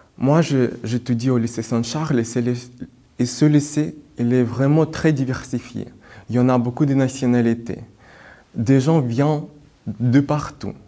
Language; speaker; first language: French; non-native, learner; Russian